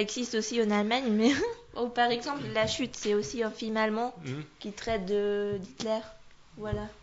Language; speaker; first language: French; non-native, fluent; German